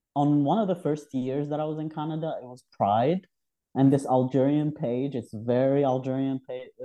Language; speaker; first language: English; non-native, fluent; Arabic